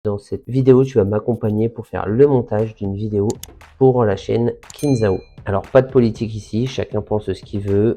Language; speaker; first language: French; native; French